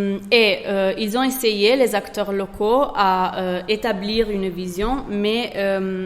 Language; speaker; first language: French; non-native, fluent; Italian